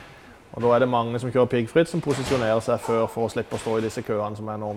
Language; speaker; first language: Norwegian; native; Norwegian